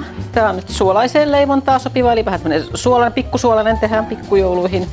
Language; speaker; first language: Finnish; native; Finnish